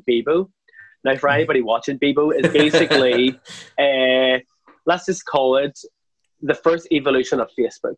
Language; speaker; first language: English; native; English